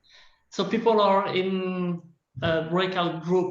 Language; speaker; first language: English; non-native, learner; French